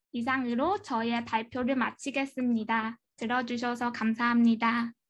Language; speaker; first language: Korean; non-native, fluent; Chinese